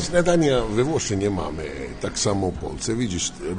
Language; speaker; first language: Polish; non-native, learner; Italian